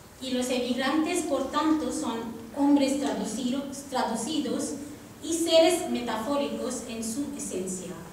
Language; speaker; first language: Spanish; non-native, fluent; Tamil